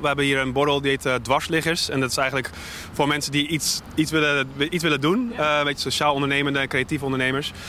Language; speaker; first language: Dutch; native; Dutch